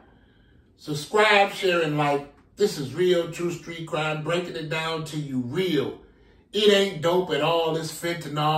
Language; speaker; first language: English; native; English